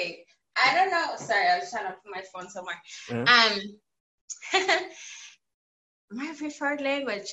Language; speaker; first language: English; native; English